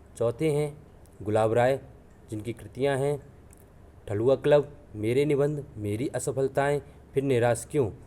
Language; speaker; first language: Hindi; native; Hindi